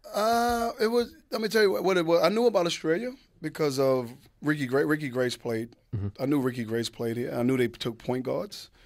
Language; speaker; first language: English; native; English